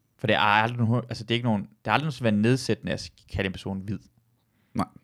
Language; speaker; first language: Danish; early bilingual, other home language; Persian